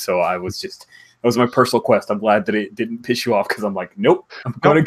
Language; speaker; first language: English; native; English